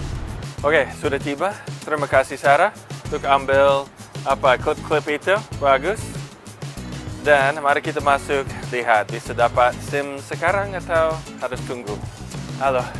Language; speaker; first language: Indonesian; non-native, fluent; English